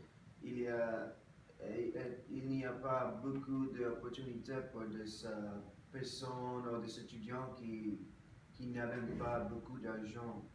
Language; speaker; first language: French; non-native, learner; English